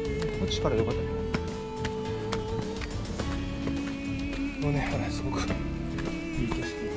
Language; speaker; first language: Japanese; native; Japanese